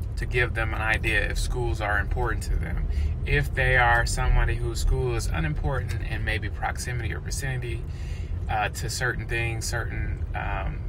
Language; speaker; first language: English; native; English